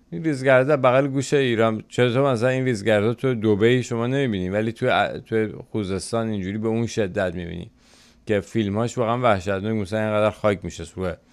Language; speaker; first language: Persian; native; Persian